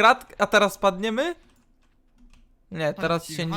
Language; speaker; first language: Polish; native; Polish